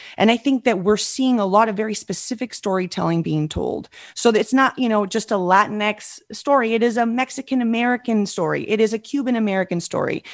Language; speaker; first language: English; early bilingual, other home language; Spanish